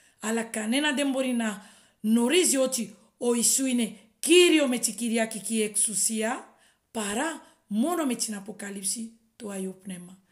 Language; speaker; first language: Greek; non-native, fluent; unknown